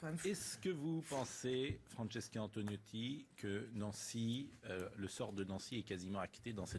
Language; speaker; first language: French; native; French